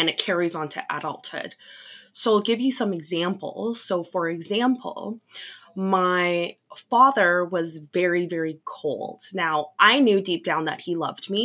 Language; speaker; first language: English; native; English